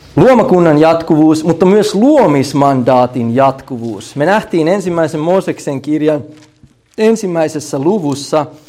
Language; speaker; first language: Finnish; native; Finnish